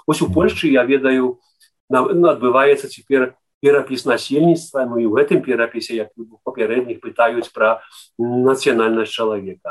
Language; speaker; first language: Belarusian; native; Belarusian